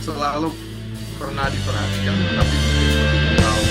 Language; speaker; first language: Indonesian; non-native, fluent; English